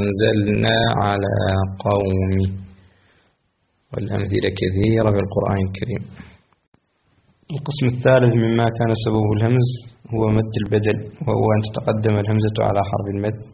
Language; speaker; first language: Arabic; native; Arabic